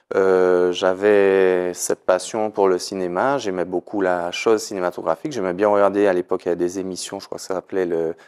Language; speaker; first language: French; native; French